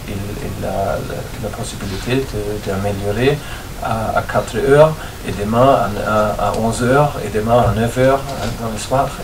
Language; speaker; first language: French; non-native, fluent; German